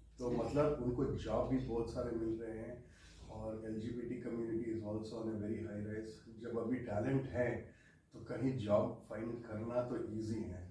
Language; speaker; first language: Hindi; non-native, local second language; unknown